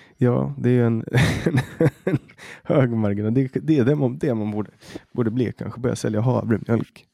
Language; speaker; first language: Swedish; native; Swedish